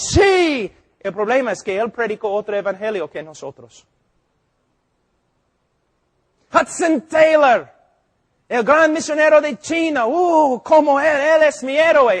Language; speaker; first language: Spanish; non-native, fluent; English